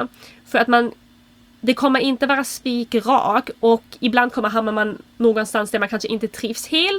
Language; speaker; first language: Swedish; non-native, fluent; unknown